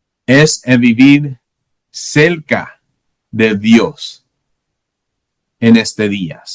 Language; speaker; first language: Spanish; non-native, learner; English